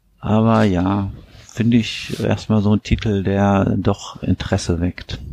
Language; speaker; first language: German; native; German